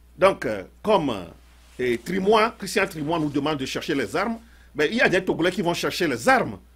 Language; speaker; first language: French; non-native, local second language; Ewe